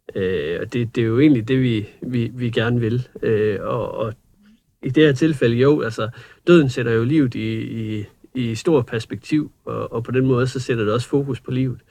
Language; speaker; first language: Danish; native; Danish